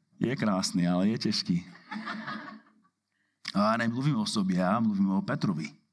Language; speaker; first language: Czech; non-native, fluent; English